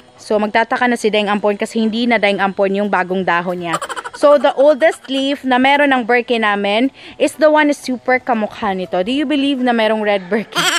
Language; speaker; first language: Filipino; non-native, local second language; Cebuano